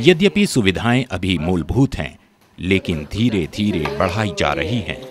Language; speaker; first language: Hindi; native; Hindi